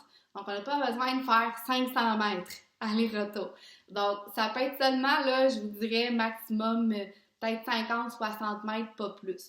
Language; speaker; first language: French; native; French